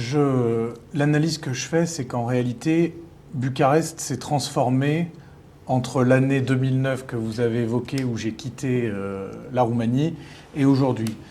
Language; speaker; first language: French; native; French